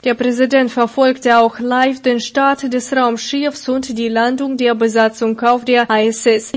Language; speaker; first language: German; non-native, fluent; Russian